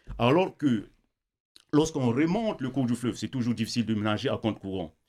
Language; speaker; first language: French; non-native, local second language; Kongo